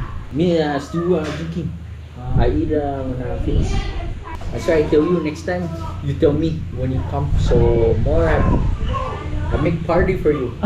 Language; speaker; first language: English; non-native, local second language; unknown